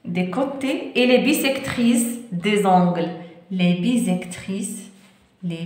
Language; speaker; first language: French; non-native, local second language; Arabic